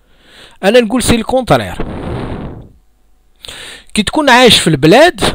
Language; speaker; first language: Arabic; native; Arabic